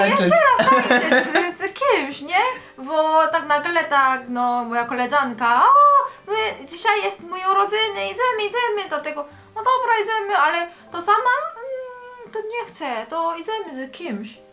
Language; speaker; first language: Polish; non-native, learner; Korean